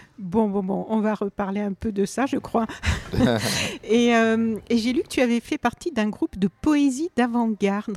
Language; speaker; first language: French; native; French